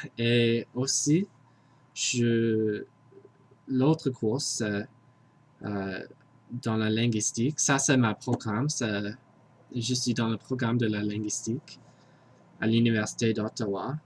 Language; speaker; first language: French; non-native, learner; English